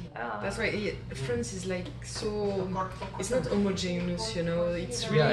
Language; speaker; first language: English; non-native, fluent; French